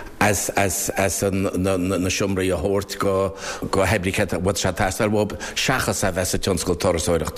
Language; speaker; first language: Irish; native; Irish